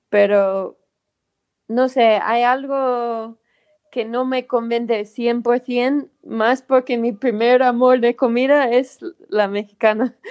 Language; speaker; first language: Spanish; non-native, fluent; English